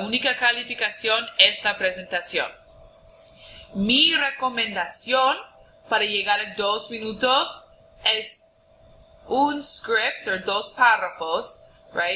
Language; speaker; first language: Spanish; non-native, fluent; English